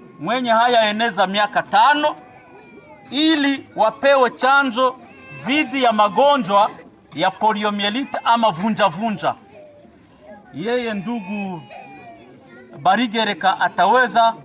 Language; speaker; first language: Swahili; native; Swahili